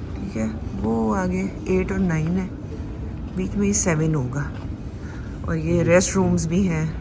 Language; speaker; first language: Urdu; native; Urdu